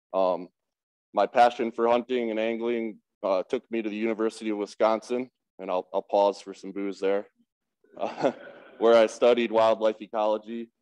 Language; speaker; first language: English; native; English